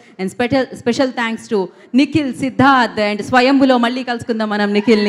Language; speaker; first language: Telugu; native; Telugu